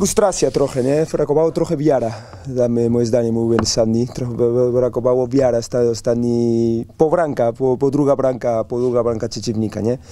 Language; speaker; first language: Polish; non-native, learner; Spanish